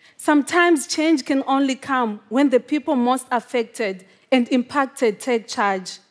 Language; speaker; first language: English; non-native, local second language; Shona